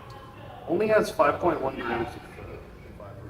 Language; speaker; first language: English; native; English